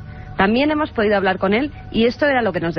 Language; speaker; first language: Spanish; native; Spanish